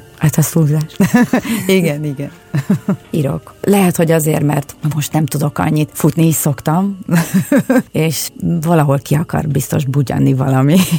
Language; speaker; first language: Hungarian; non-native, fluent; Russian